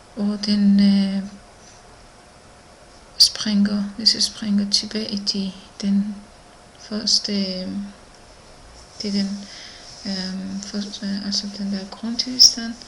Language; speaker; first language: Danish; non-native, learner; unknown